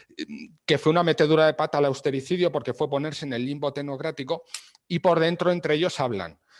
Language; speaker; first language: Spanish; native; Spanish